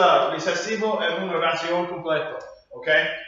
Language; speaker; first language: Spanish; non-native, learner; English